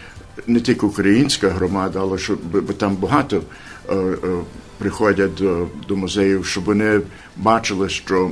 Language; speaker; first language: Ukrainian; early bilingual, heritage; Ukrainian